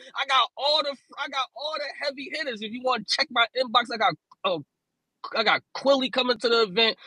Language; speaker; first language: English; native; English